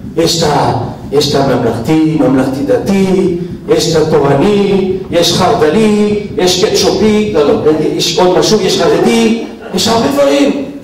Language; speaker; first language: Hebrew; non-native, fluent; French